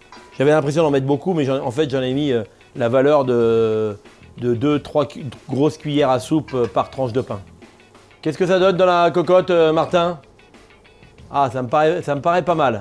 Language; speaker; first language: French; native; French